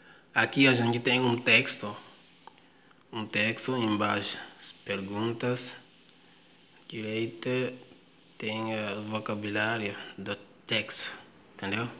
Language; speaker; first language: Portuguese; non-native, fluent; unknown